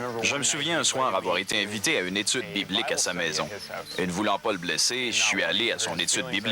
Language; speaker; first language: French; native; French